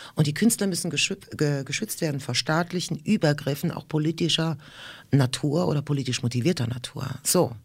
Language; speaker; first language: German; early bilingual, other home language; Russian